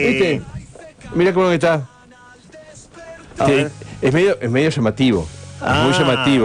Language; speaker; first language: Spanish; native; Spanish